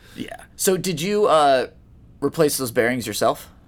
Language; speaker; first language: English; native; English